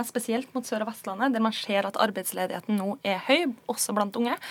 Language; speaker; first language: Norwegian; native; Norwegian